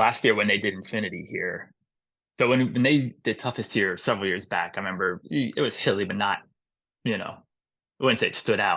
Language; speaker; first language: English; native; English